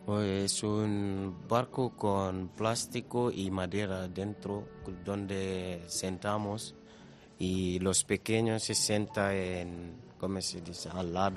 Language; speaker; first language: Spanish; non-native, learner; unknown